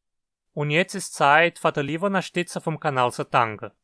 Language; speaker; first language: German; early bilingual, heritage; Portuguese